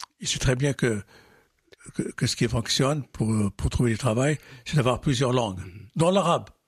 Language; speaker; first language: French; non-native, local second language; Arabic